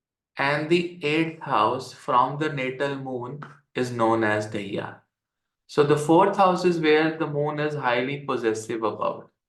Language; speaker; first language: English; non-native, local second language; Hindi